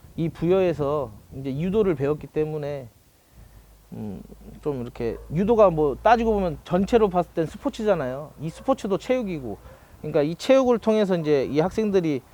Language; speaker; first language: Korean; native; Korean